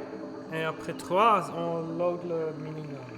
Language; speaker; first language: French; non-native, local second language; German